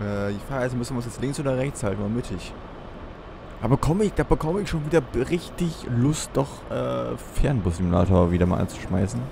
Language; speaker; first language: German; native; German